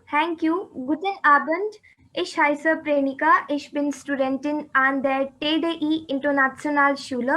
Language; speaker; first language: German; non-native, learner; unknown